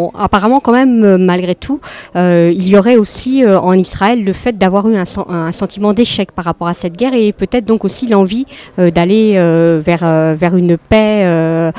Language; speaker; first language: French; native; French